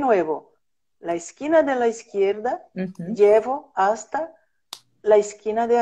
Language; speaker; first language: Spanish; non-native, fluent; Portuguese